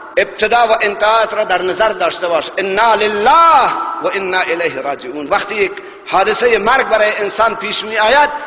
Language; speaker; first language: Persian; non-native, local second language; Baluchi